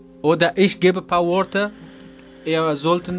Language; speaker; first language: German; non-native, learner; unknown